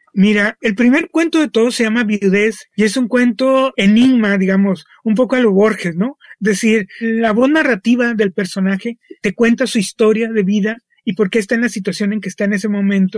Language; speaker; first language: Spanish; native; Spanish